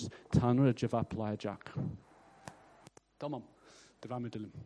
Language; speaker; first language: Turkish; non-native, fluent; English